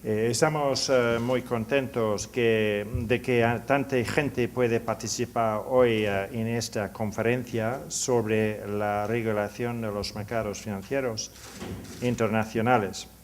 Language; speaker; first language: Spanish; non-native, learner; English